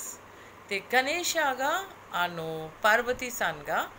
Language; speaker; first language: Japanese; non-native, fluent; Hindi